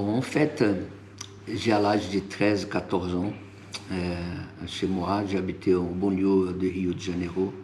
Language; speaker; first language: French; non-native, fluent; Portuguese